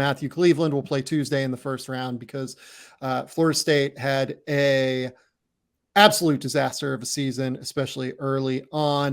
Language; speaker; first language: English; native; English